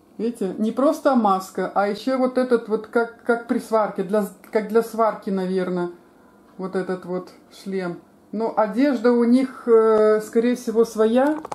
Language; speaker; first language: Russian; native; Russian